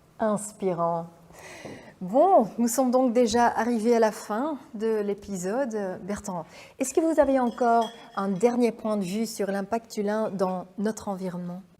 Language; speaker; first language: French; non-native, fluent; Dutch